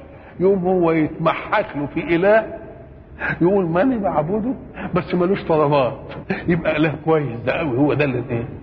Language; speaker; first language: Arabic; native; Arabic